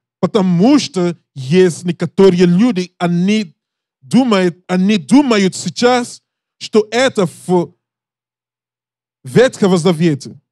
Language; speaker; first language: Russian; non-native, learner; English